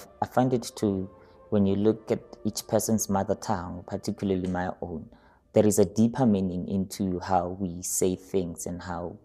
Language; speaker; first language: English; non-native, local second language; Northern Sotho